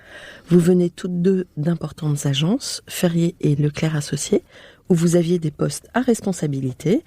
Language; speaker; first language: French; native; French